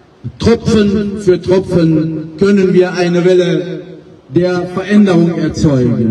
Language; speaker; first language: German; non-native, fluent; Pashto